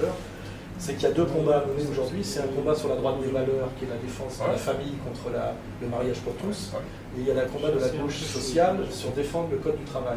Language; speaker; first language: French; native; French